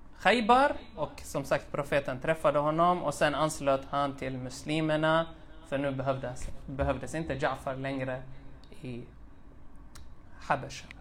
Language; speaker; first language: Swedish; early bilingual, other home language; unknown